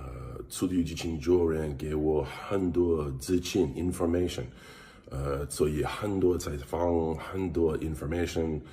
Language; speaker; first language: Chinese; non-native, learner; English